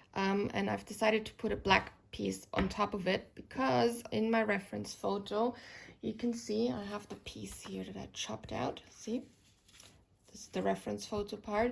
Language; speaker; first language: English; non-native, fluent; German